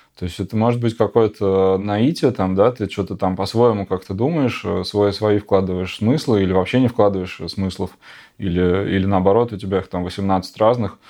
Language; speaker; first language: Russian; native; Russian